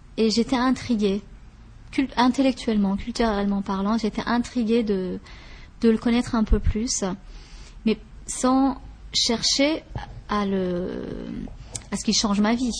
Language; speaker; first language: French; early bilingual, other home language; Persian